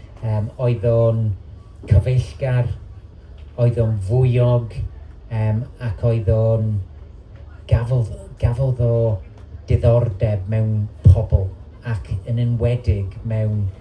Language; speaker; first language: Welsh; non-native, local second language; English